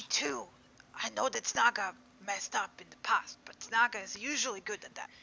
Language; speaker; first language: English; native; English